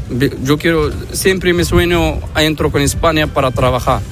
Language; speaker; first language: Spanish; non-native, learner; Arabic